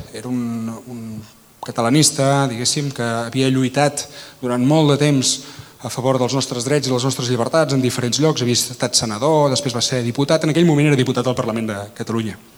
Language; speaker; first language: Catalan; native; Catalan